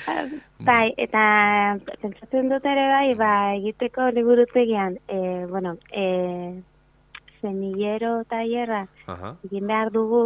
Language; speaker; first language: Basque; non-native, local second language; Spanish